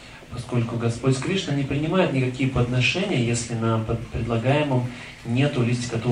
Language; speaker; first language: Russian; native; Russian